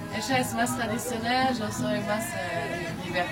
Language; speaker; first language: Spanish; non-native, learner; French